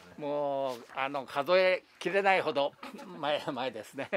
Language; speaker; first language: Japanese; native; Japanese